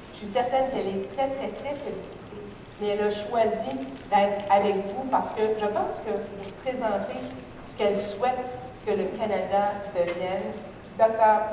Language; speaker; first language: French; native; French